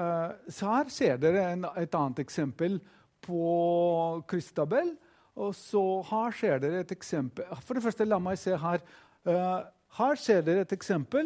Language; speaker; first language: Norwegian; non-native, fluent; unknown